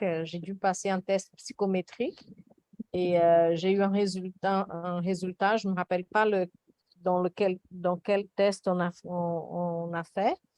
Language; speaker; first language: French; non-native, fluent; Portuguese